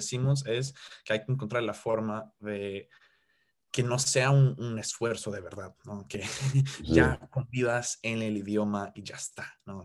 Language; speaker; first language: Spanish; non-native, fluent; English